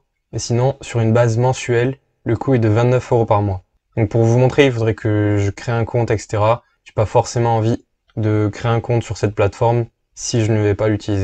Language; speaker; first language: French; native; French